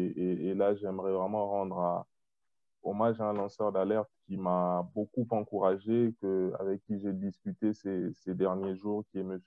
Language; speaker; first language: French; non-native, local second language; Lingala